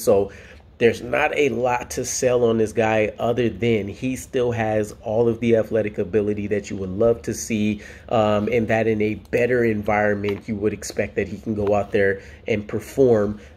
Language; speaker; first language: English; native; English